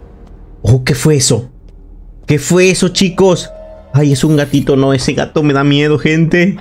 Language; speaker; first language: Spanish; native; Spanish